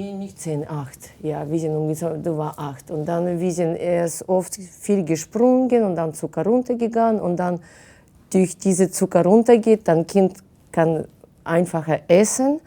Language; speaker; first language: German; non-native, fluent; Russian